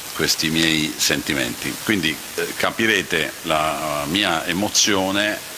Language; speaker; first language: Italian; native; Italian